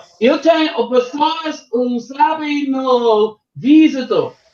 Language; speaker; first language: Portuguese; non-native, learner; English